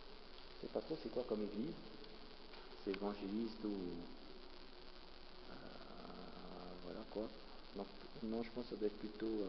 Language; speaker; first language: French; native; French